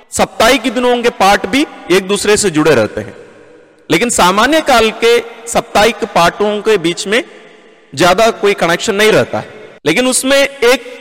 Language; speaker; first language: Hindi; non-native, local second language; Malayalam